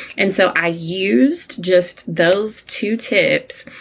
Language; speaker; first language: English; native; English